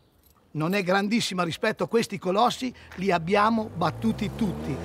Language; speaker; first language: Italian; native; Italian